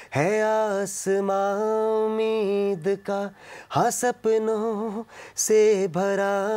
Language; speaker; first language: Hindi; non-native, local second language; Punjabi